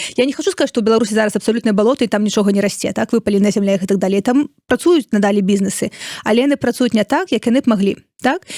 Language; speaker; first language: Belarusian; non-native, local second language; Russian